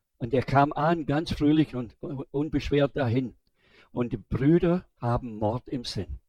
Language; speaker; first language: German; non-native, fluent; English